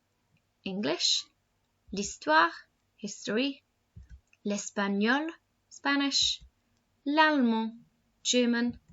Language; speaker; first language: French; non-native, fluent; English